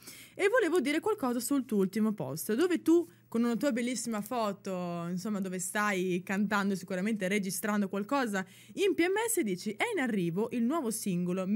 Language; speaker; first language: Italian; native; Italian